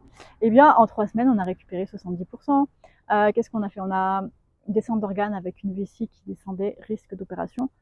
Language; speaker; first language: French; native; French